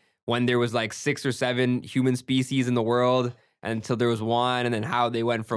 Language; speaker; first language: English; early bilingual, other home language; Gujarati